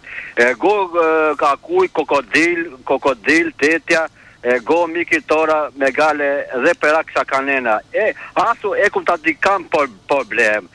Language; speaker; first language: Greek; non-native, learner; Albanian